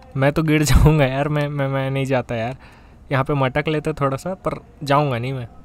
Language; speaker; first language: Hindi; native; Hindi